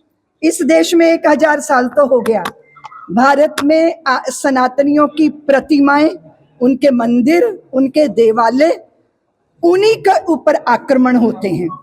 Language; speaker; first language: Hindi; native; Hindi